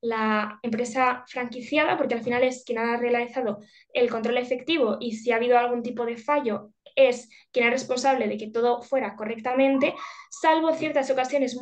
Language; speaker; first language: Spanish; native; Spanish